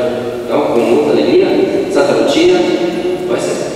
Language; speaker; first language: Italian; non-native, fluent; Portuguese